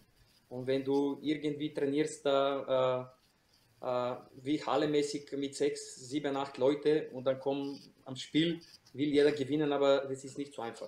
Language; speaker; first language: German; non-native, fluent; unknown